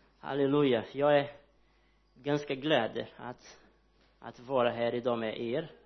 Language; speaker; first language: Swedish; non-native, learner; Portuguese